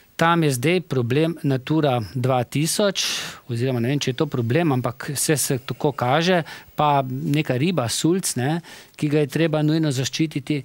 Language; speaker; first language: Slovenian; native; Slovenian